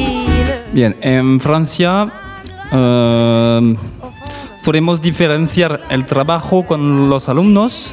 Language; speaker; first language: Spanish; non-native, learner; French